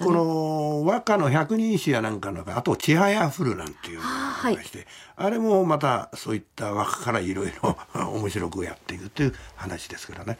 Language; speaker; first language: Japanese; native; Japanese